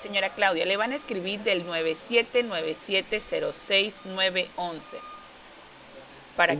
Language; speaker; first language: Spanish; native; Spanish